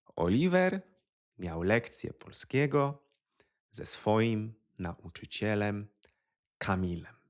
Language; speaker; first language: Polish; native; Polish